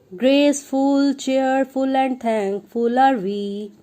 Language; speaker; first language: English; non-native, local second language; Punjabi